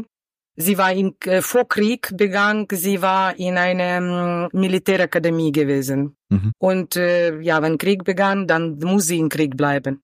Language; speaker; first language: German; non-native, learner; Ukrainian